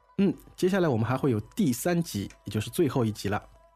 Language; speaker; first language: Chinese; native; Chinese